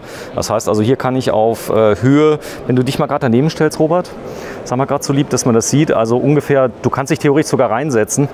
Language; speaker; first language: German; native; German